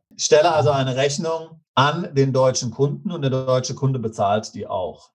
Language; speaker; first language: German; native; German